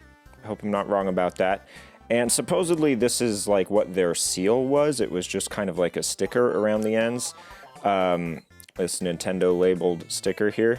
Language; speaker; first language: English; native; English